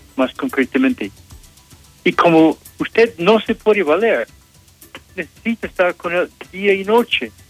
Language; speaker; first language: Spanish; non-native, fluent; English